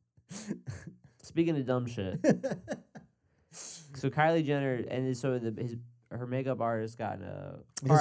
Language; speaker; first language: English; native; English